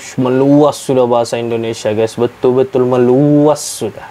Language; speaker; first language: Malay; native; Malay